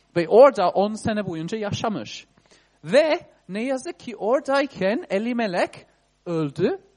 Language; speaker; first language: Turkish; non-native, fluent; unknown